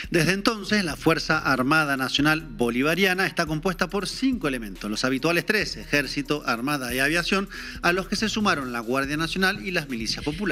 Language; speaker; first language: Spanish; native; Spanish